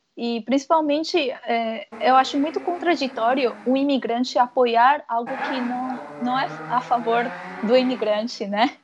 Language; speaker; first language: Portuguese; early bilingual, other home language; Korean